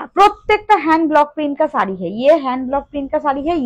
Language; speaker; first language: Hindi; non-native, local second language; Bangla